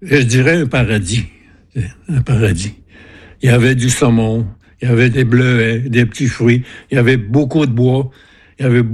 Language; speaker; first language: French; non-native, fluent; Innu-aimun